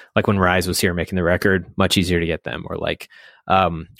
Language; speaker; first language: English; native; English